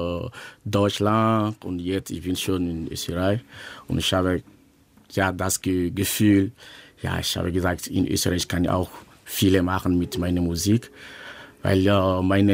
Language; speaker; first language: German; non-native, learner; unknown